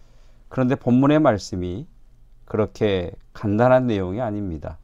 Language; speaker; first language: Korean; native; Korean